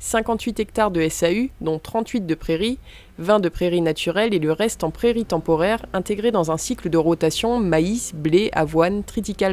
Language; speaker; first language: French; native; French